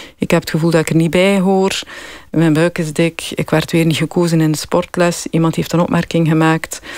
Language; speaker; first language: Dutch; native; Dutch